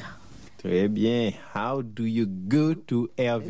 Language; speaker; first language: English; non-native, fluent; French